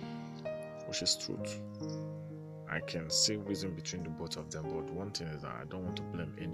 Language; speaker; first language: English; non-native, local second language; Igbo